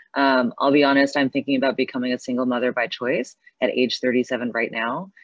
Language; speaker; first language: English; early bilingual, other home language; Chinese